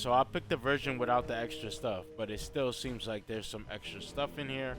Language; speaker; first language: English; native; English